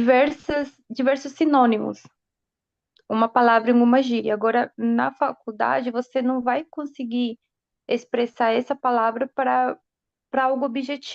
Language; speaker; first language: Portuguese; non-native, fluent; Spanish